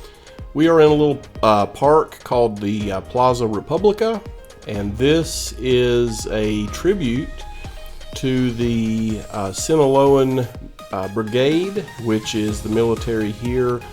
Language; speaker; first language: English; native; English